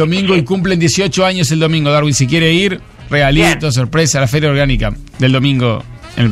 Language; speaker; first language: Spanish; native; Spanish